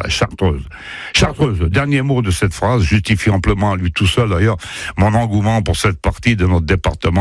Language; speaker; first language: French; native; French